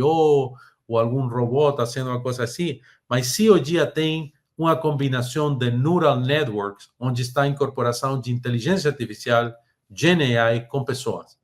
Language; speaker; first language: Portuguese; non-native, fluent; Spanish